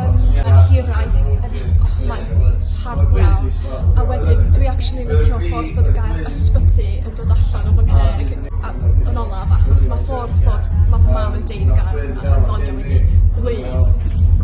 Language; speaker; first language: Welsh; non-native, local second language; English